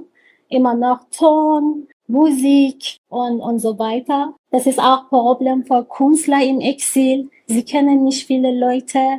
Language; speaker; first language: German; non-native, learner; Persian